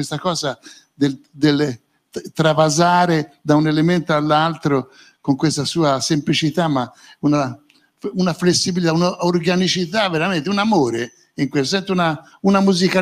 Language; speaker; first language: Italian; native; Italian